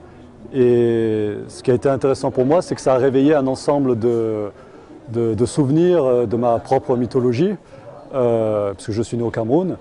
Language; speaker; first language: French; native; French